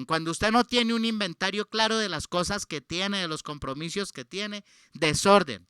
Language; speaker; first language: Spanish; native; Spanish